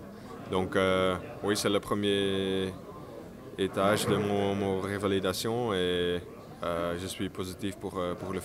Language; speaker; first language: French; non-native, learner; Dutch